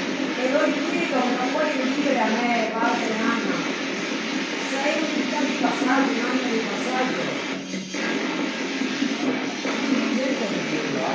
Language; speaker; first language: Italian; native; Italian